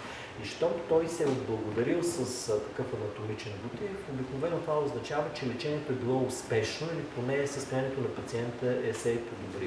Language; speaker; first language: Bulgarian; native; Bulgarian